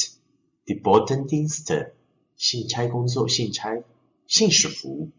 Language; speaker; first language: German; non-native, fluent; Chinese